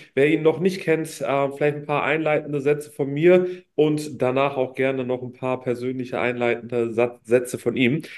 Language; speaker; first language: German; native; German